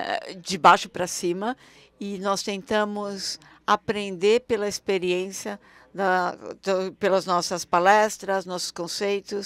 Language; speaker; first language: Portuguese; non-native, fluent; German